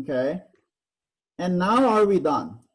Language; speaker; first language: English; non-native, fluent; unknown